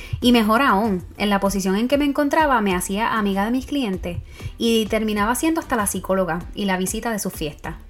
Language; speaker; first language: Spanish; native; Spanish